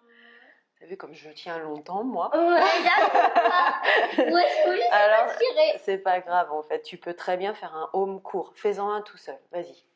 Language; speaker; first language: French; native; French